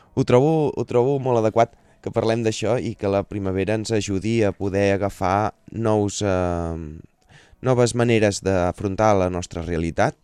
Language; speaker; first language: Catalan; native; Catalan